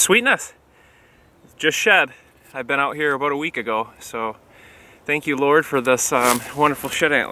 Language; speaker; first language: English; native; English